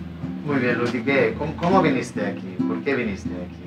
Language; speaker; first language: Spanish; non-native, local second language; Catalan